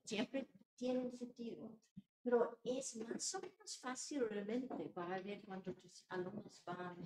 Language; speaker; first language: Spanish; non-native, fluent; English